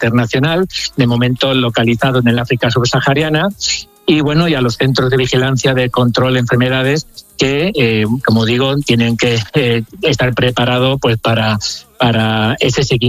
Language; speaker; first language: Spanish; native; Spanish